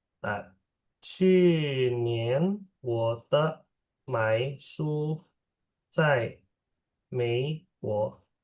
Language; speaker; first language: Chinese; non-native, fluent; Indonesian